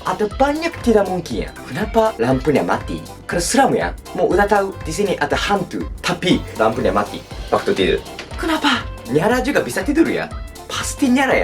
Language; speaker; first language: Indonesian; non-native, learner; Japanese